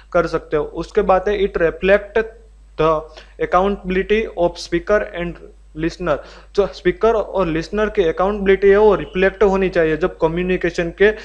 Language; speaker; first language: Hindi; non-native, local second language; Gujarati